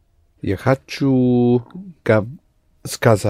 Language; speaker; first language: Russian; non-native, learner; English